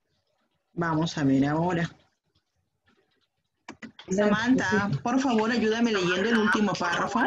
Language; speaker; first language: Spanish; native; Spanish